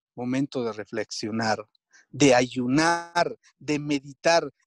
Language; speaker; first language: Spanish; non-native, local second language; Quechua